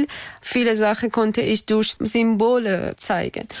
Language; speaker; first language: German; non-native, learner; Persian